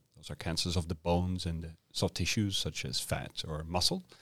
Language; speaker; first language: English; non-native, fluent; Dutch